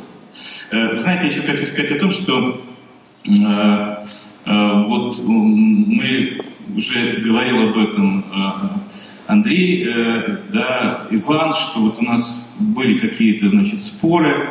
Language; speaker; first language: Russian; native; Russian